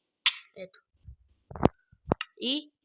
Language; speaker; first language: Bulgarian; native; Bulgarian